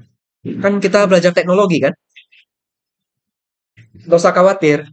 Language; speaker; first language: Indonesian; native; Indonesian